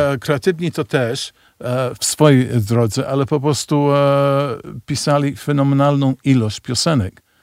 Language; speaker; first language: Polish; early bilingual, heritage; Polish